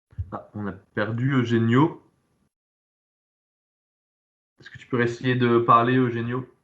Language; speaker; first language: French; native; French